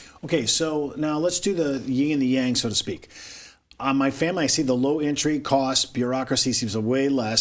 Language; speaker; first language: English; native; English